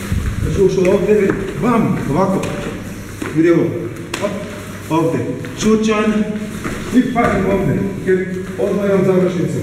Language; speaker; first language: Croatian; non-native, fluent; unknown